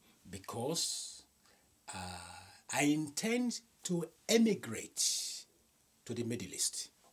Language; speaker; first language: English; non-native, local second language; Yoruba